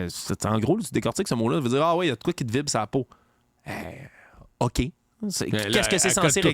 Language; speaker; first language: French; native; French